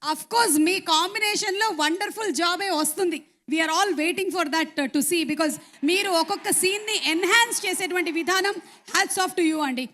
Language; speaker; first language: Telugu; native; Telugu